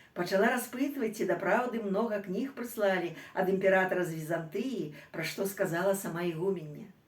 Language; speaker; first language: Belarusian; native; Belarusian